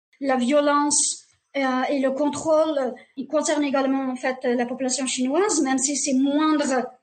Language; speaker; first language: French; non-native, fluent; Uyghur